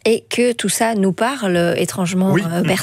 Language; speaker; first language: French; native; French